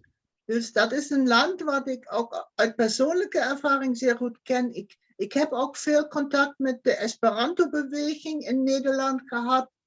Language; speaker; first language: Dutch; non-native, fluent; German